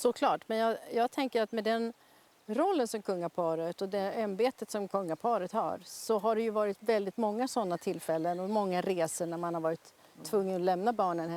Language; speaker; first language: Swedish; native; Swedish